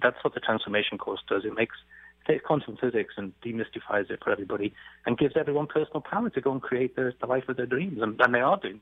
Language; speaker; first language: English; native; English